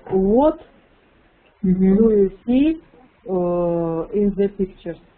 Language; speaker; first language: English; non-native, learner; Russian